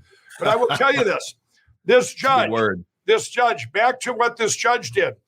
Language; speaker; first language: English; native; English